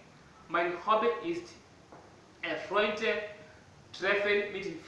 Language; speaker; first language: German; non-native, fluent; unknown